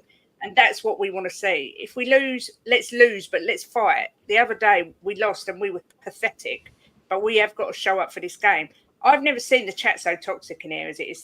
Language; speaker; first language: English; native; English